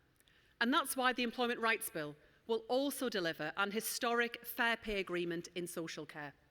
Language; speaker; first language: English; native; English